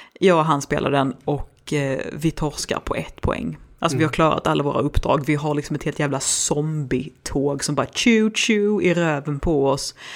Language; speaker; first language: Swedish; native; Swedish